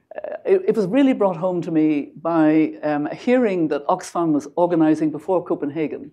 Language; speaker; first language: English; native; English